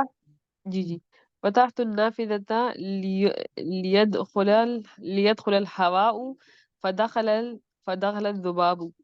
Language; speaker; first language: Arabic; non-native, learner; Urdu